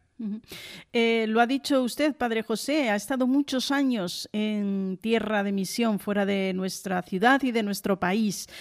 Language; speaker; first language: Spanish; native; Spanish